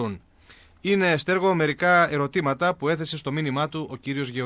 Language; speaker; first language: Greek; native; Greek